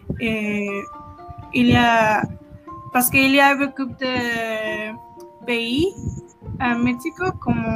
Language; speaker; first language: French; non-native, learner; Spanish